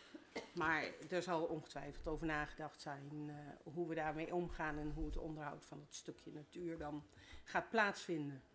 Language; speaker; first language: Dutch; native; Dutch